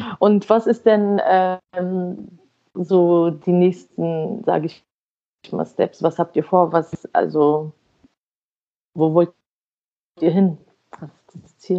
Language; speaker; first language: German; native; German